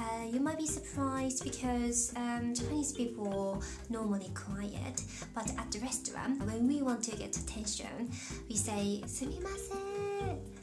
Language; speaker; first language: English; non-native, fluent; Japanese